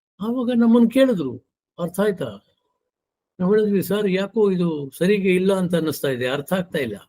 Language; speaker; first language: Kannada; native; Kannada